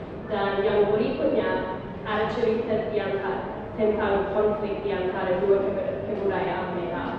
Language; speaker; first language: Indonesian; non-native, fluent; English